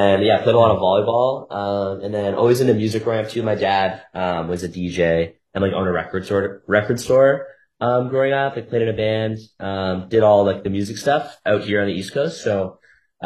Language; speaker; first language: English; native; English